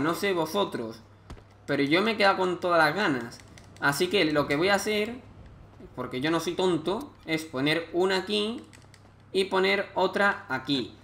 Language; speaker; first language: Spanish; native; Spanish